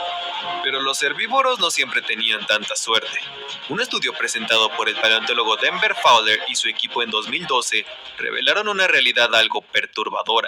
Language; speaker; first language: Spanish; native; Spanish